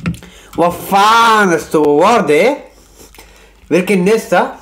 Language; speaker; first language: Swedish; non-native, local second language; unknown